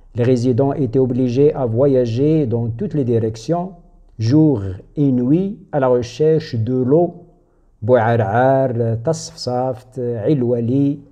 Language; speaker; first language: French; non-native, local second language; Arabic